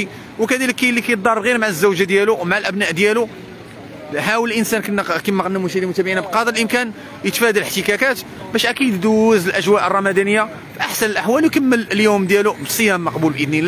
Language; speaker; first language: Arabic; native; Arabic